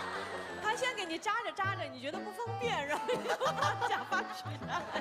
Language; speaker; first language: Chinese; native; Chinese